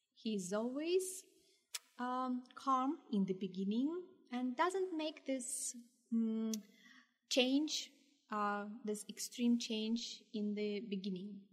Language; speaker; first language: English; non-native, fluent; Russian